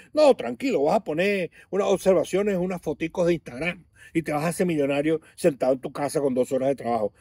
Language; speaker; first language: Spanish; native; Spanish